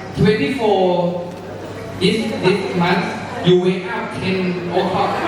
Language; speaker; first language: English; non-native, learner; Thai